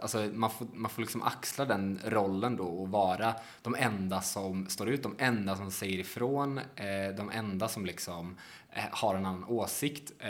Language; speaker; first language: Swedish; native; Swedish